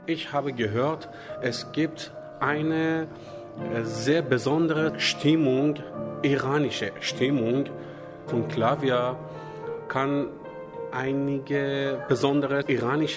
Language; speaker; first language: German; non-native, learner; Persian